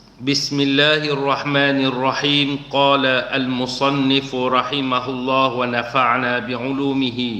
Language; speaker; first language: Arabic; non-native, fluent; Malay